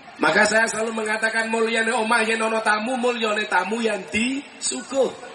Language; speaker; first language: Indonesian; non-native, local second language; Javanese